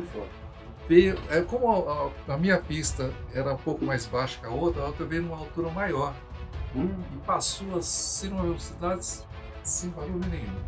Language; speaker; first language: Portuguese; non-native, local second language; Japanese